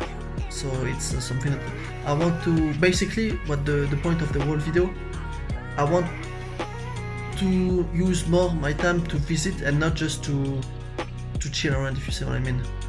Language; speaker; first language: English; non-native, learner; French